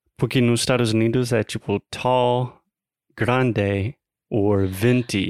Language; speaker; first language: Portuguese; non-native, fluent; English